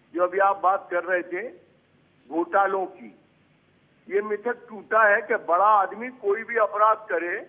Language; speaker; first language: Hindi; native; Hindi